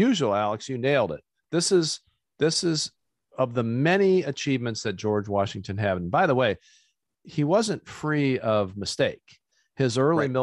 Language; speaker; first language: English; native; English